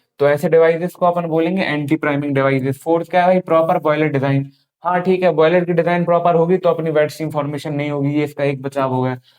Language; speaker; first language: Hindi; native; Hindi